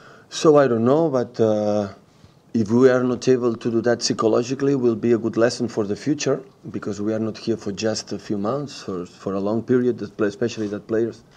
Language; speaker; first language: English; non-native, fluent; Catalan